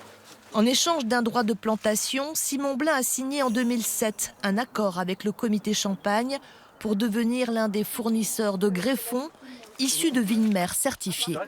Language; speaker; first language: French; native; French